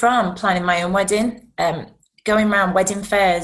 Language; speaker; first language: English; native; English